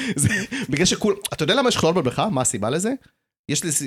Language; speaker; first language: Hebrew; early bilingual, other home language; Russian